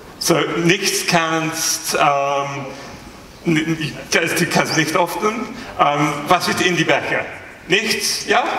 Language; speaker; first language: German; non-native, learner; English